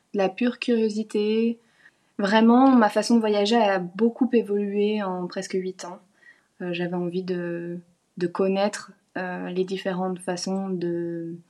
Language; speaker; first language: French; native; French